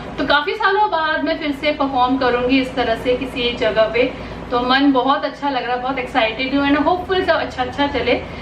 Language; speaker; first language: Hindi; non-native, local second language; Bangla